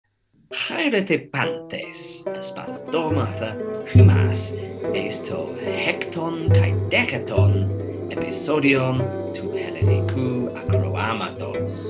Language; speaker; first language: Greek; non-native, fluent; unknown